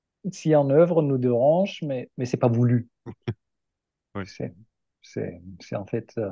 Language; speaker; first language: French; non-native, fluent; German